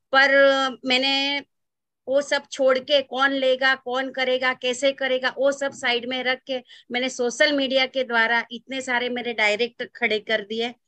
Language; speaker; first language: Hindi; non-native, local second language; Gujarati